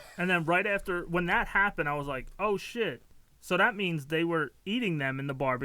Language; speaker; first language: English; native; English